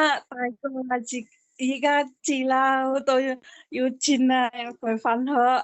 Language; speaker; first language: Cantonese; non-native, learner; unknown